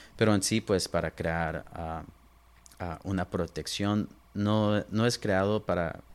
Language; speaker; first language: Spanish; early bilingual, heritage; Spanish